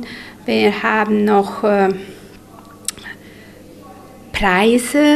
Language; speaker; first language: German; non-native, local second language; Hungarian